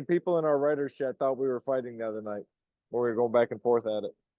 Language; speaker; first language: English; native; English